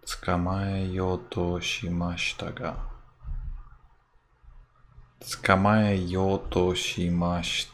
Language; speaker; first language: Japanese; non-native, learner; English